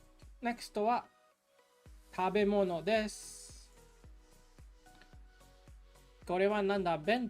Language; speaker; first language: Japanese; non-native, learner; English